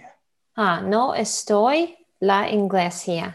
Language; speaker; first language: Spanish; non-native, learner; Russian